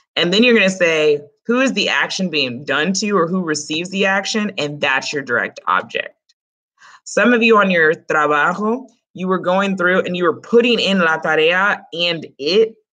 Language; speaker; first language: English; early bilingual, other home language; Spanish